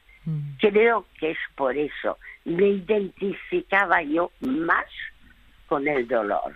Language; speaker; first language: Spanish; early bilingual, other home language; French